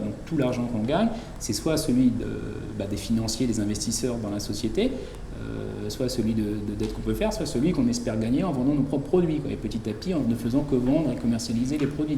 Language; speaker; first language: French; native; French